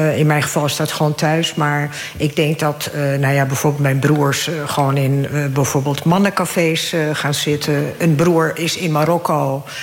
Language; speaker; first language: Dutch; early bilingual, other home language; Arabic